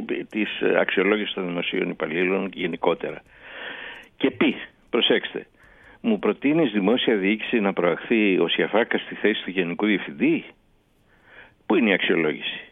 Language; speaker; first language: Greek; native; Greek